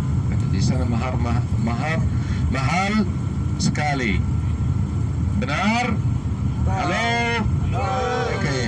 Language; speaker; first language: Indonesian; non-native, learner; Arabic